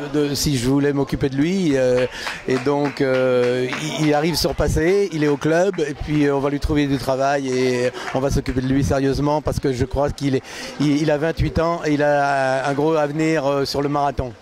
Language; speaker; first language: French; native; French